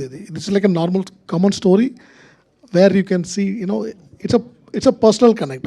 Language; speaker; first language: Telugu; non-native, learner; Tamil